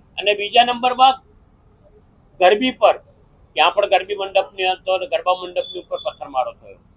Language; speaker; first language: Gujarati; native; Gujarati